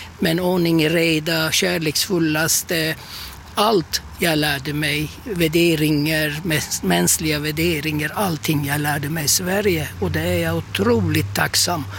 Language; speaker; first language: Swedish; non-native, fluent; Turkish